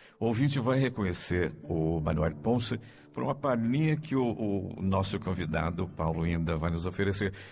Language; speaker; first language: Portuguese; native; Portuguese